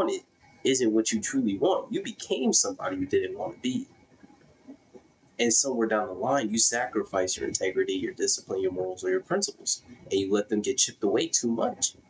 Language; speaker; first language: English; native; English